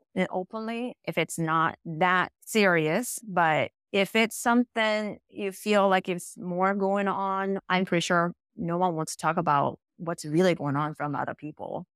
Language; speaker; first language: English; non-native, fluent; Japanese